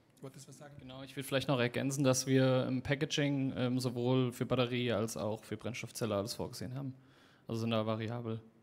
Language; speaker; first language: German; native; German